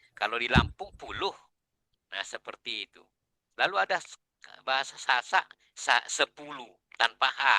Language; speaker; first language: Indonesian; non-native, local second language; Batak Toba